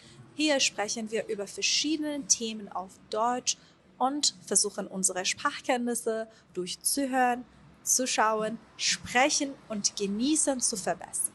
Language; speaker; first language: German; non-native, fluent; Persian